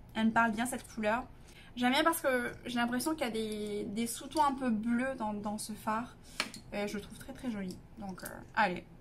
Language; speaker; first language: French; native; French